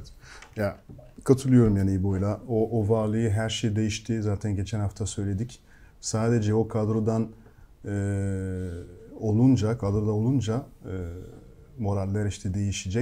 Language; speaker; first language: Turkish; non-native, fluent; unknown